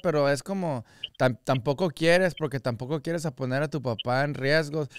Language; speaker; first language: Spanish; early bilingual, heritage; Spanish